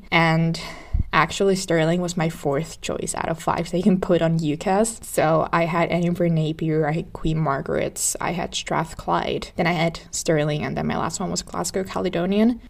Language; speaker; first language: English; non-native, fluent; Finnish